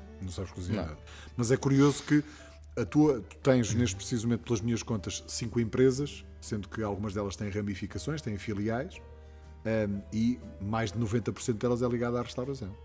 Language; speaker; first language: Portuguese; native; Portuguese